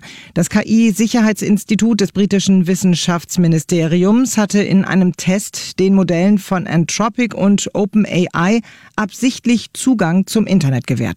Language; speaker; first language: German; native; German